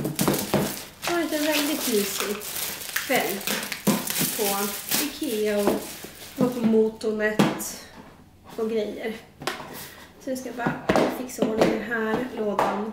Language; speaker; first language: Swedish; native; Swedish